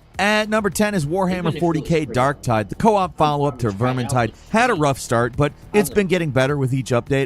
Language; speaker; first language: English; native; English